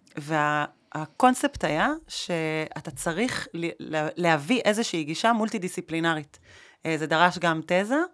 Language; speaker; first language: Hebrew; native; Hebrew